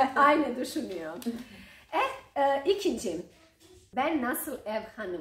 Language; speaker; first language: Turkish; non-native, learner; Croatian